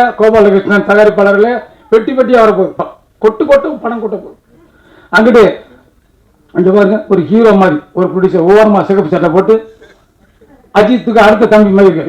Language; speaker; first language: Tamil; native; Tamil